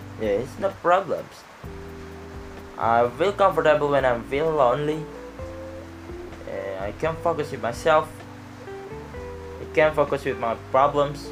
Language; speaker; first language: English; non-native, learner; Indonesian